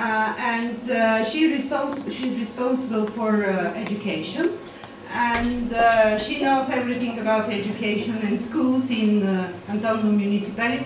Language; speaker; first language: English; non-native, fluent; Bulgarian